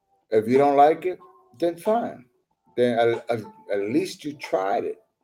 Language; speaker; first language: English; non-native, fluent; Spanish